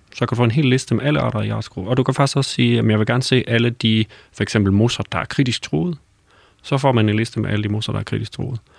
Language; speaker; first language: Danish; native; Danish